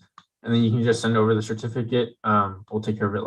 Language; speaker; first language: English; native; English